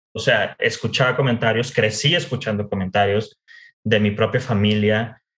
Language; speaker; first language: Spanish; native; Spanish